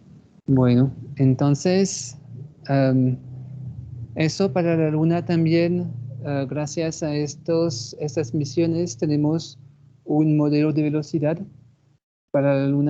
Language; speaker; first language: Spanish; non-native, fluent; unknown